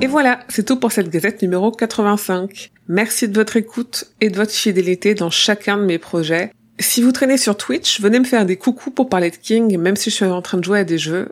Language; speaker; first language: French; native; French